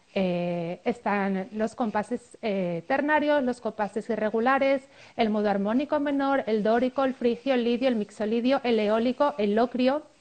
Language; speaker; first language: Spanish; native; Spanish